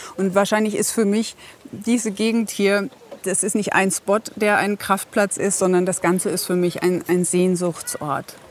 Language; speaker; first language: German; native; German